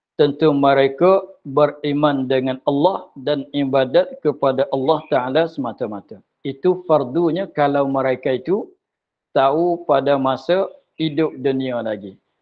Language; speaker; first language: Malay; native; Malay